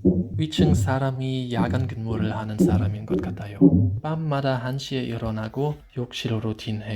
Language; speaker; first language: Korean; non-native, fluent; German